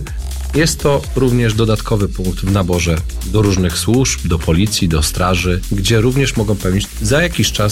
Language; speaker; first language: Polish; native; Polish